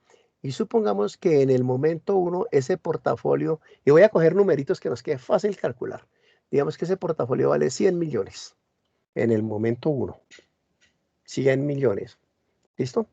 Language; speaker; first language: Spanish; native; Spanish